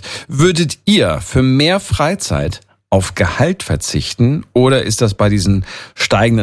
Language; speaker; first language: German; native; German